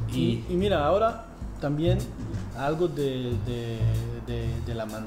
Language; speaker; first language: Spanish; non-native, fluent; English